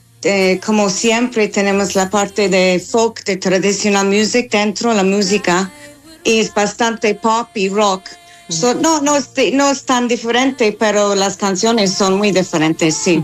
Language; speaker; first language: Spanish; non-native, fluent; English